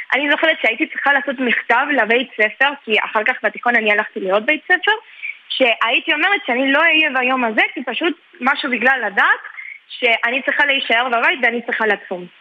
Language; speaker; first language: Hebrew; early bilingual, heritage; Spanish